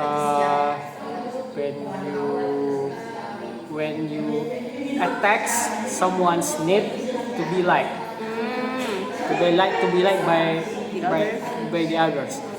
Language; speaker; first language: English; non-native, learner; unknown